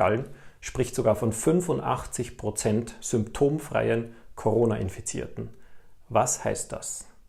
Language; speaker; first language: German; native; German